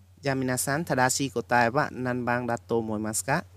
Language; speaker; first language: Japanese; non-native, fluent; Khmer